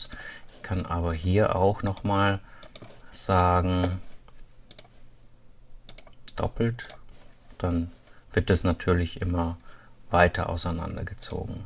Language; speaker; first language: German; native; German